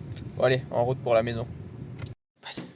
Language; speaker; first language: French; native; French